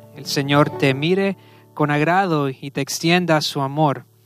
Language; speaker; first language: Spanish; early bilingual, heritage; Spanish